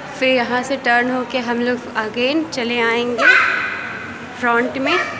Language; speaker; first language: Hindi; native; Hindi